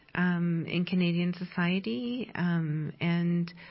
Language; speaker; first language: English; native; English